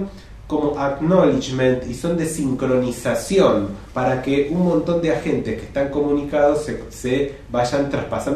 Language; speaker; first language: Spanish; native; Spanish